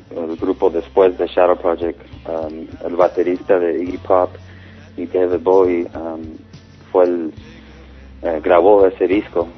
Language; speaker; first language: Spanish; early bilingual, heritage; Spanish